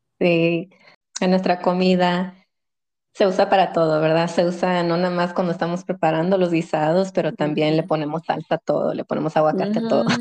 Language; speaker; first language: Spanish; early bilingual, heritage; Spanish